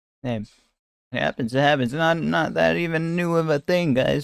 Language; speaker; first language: English; native; English